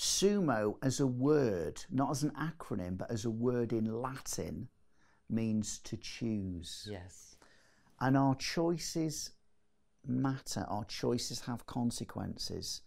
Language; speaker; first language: English; native; English